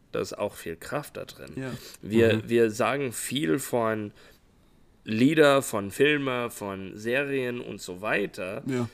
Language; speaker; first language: German; non-native, fluent; English